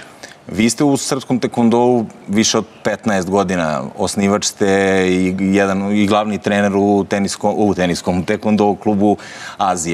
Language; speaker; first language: Croatian; native; Croatian